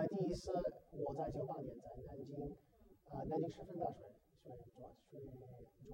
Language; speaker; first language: Chinese; non-native, learner; English